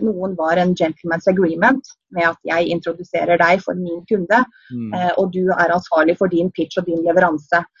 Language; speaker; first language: Norwegian; native; Norwegian